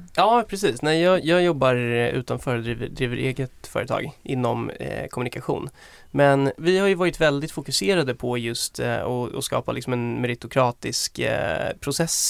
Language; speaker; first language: Swedish; native; Swedish